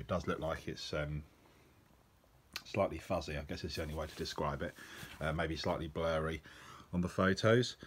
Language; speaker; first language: English; native; English